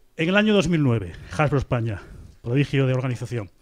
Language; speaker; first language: Spanish; native; Spanish